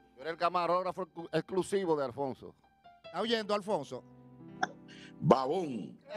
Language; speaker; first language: Spanish; native; Spanish